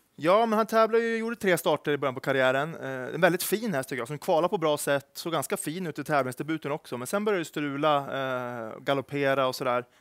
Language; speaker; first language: Swedish; native; Swedish